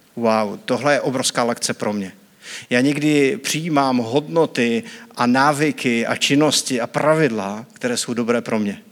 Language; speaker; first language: Czech; native; Czech